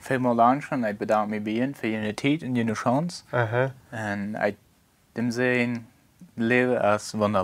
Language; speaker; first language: German; non-native, local second language; Plautdietsch